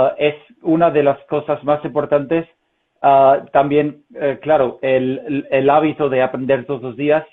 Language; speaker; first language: Spanish; non-native, fluent; English